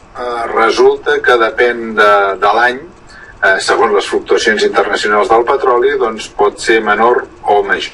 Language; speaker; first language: Catalan; native; Catalan